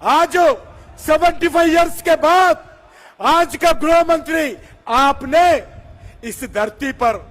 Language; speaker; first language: Hindi; non-native, local second language; Telugu